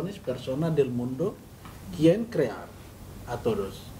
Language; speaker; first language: Spanish; non-native, learner; Indonesian